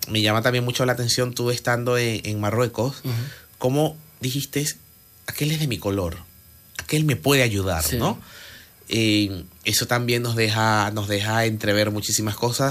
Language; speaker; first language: Spanish; native; Spanish